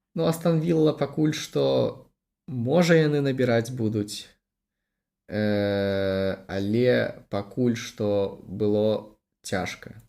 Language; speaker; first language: Belarusian; non-native, local second language; Russian